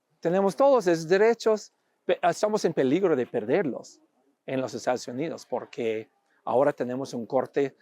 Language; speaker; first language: Spanish; non-native, fluent; English